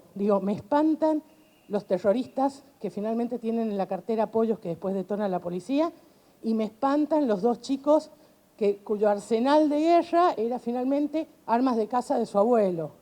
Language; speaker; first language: Spanish; native; Spanish